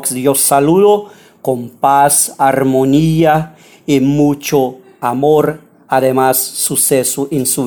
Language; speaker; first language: Spanish; non-native, fluent; Portuguese